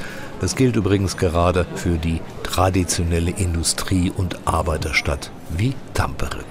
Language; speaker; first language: German; native; German